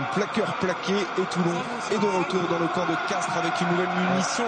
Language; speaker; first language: French; native; French